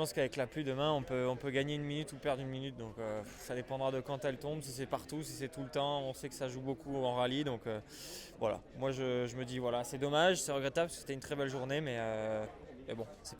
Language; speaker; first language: French; native; French